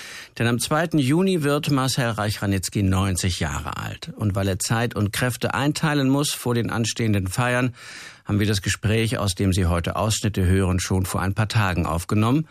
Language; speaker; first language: German; native; German